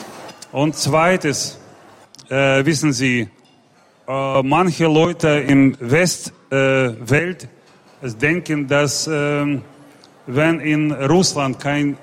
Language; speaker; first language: German; non-native, fluent; Russian